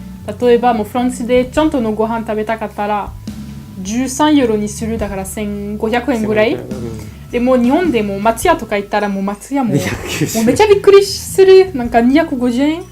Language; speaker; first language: Japanese; non-native, learner; French